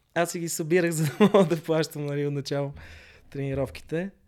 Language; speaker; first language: Bulgarian; native; Bulgarian